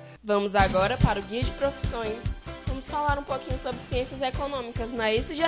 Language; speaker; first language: Portuguese; native; Portuguese